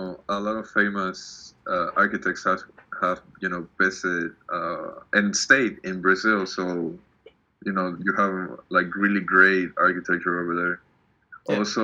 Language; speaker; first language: English; non-native, fluent; Spanish